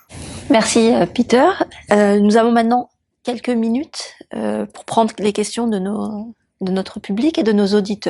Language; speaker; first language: French; native; French